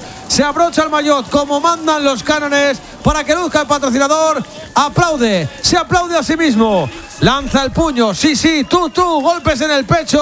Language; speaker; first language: Spanish; native; Spanish